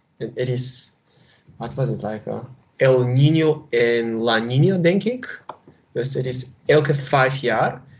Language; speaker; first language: Dutch; non-native, learner; Bulgarian